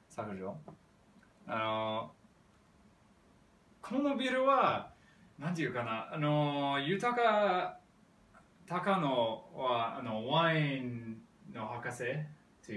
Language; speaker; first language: Japanese; non-native, learner; English